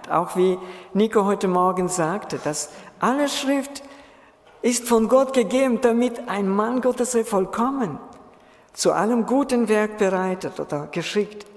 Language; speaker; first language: German; non-native, fluent; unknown